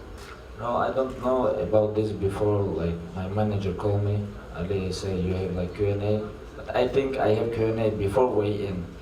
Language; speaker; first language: English; non-native, learner; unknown